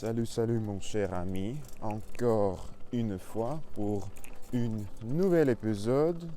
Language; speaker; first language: French; non-native, learner; Russian